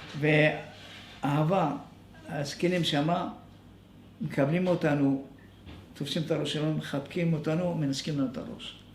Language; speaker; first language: Hebrew; non-native, fluent; Arabic